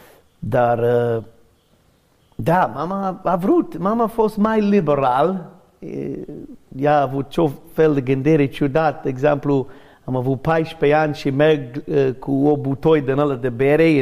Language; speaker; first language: Romanian; non-native, learner; English